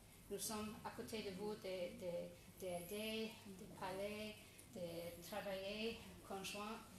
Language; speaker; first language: French; non-native, learner; English